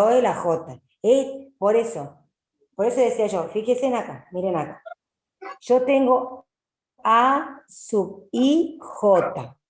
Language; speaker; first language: Spanish; native; Spanish